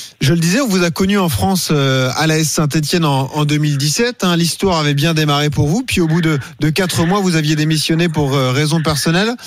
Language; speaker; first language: French; native; French